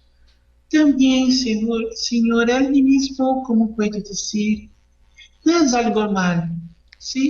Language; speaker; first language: Spanish; non-native, learner; Portuguese